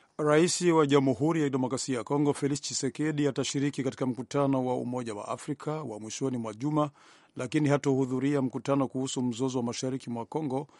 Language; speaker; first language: Swahili; non-native, local second language; Rundi